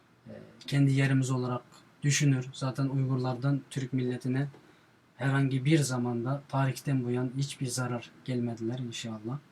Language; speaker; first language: Turkish; non-native, fluent; Uyghur